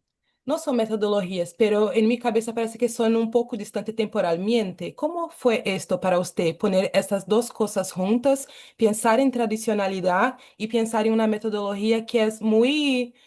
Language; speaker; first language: Spanish; non-native, fluent; Portuguese